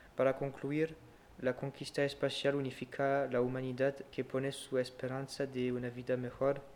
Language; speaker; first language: Spanish; non-native, learner; French